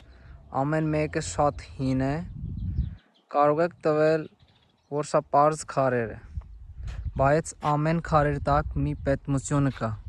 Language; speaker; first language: Armenian; non-native, learner; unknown